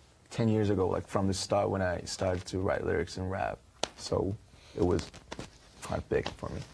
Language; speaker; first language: English; non-native, fluent; Korean